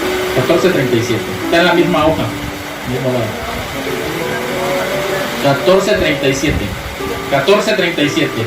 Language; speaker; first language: Spanish; native; Spanish